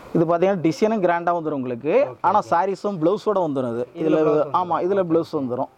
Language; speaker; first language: Tamil; non-native, local second language; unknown